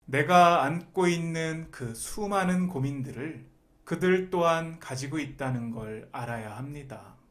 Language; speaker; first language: Korean; native; Korean